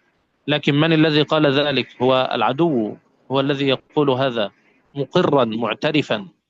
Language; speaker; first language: Arabic; native; Arabic